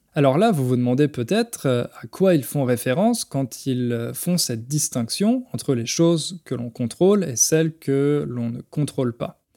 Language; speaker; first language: French; native; French